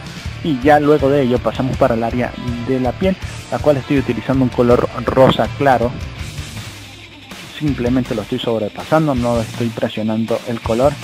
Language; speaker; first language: Spanish; native; Spanish